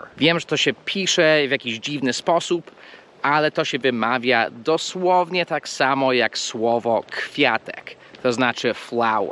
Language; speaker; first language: Polish; non-native, fluent; English